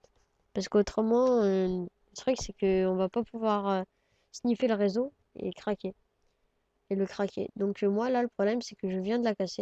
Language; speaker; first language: French; native; French